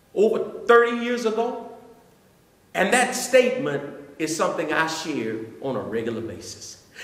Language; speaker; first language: English; native; English